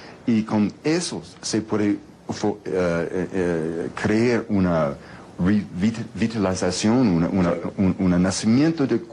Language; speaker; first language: Spanish; non-native, fluent; English